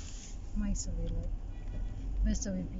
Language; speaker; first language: Arabic; non-native, learner; Filipino